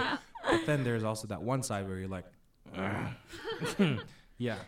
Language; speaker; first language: English; non-native, local second language; Filipino